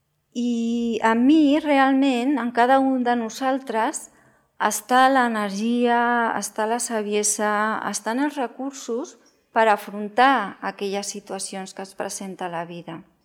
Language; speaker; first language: Catalan; non-native, local second language; Spanish